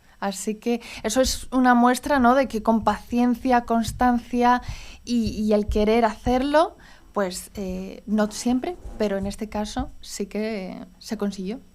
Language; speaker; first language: Spanish; early bilingual, heritage; Spanish